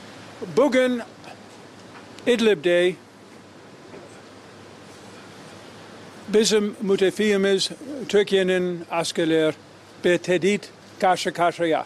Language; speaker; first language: Turkish; non-native, learner; English